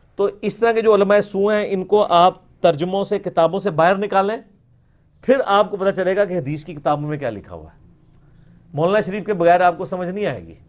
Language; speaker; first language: Urdu; non-native, local second language; Punjabi